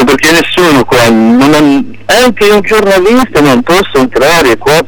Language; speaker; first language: Italian; non-native, local second language; Arabic